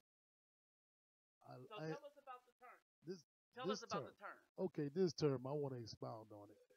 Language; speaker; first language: English; native; English